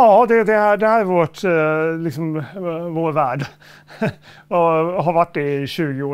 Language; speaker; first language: Swedish; native; Swedish